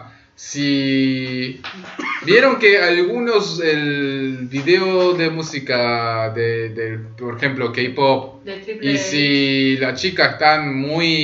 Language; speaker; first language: Spanish; early bilingual, other home language; Korean